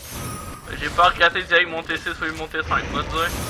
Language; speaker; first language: French; native; French